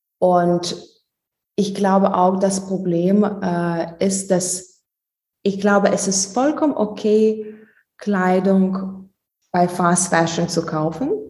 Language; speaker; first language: German; non-native, fluent; Lithuanian